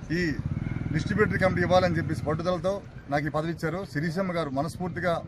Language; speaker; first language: Telugu; native; Telugu